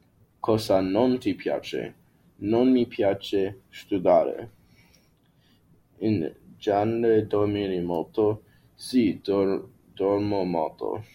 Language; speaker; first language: Italian; non-native, learner; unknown